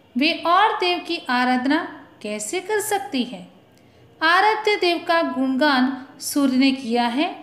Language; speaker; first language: Hindi; non-native, local second language; Gujarati